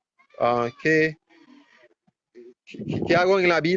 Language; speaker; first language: Spanish; non-native, fluent; Haitian Creole